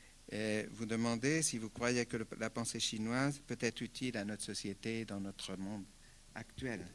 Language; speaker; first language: French; non-native, fluent; Spanish